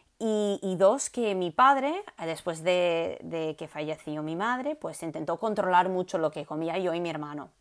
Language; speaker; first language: Spanish; non-native, fluent; English